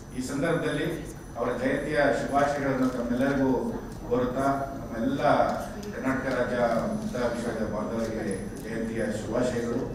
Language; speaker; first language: Kannada; native; Kannada